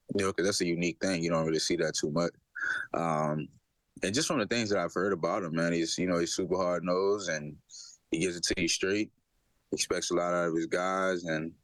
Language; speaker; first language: English; native; English